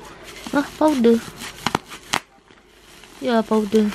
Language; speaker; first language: English; non-native, local second language; Malay